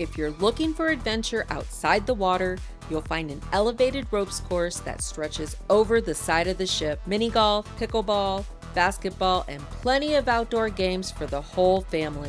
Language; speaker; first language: English; native; English